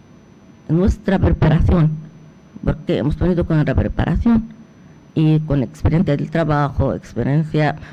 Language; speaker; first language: Spanish; non-native, fluent; Arabic